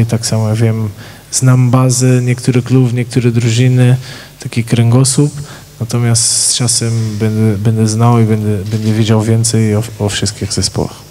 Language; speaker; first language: Polish; non-native, fluent; Portuguese